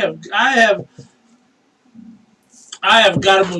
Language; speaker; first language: English; native; English